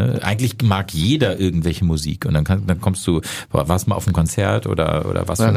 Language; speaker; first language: German; native; German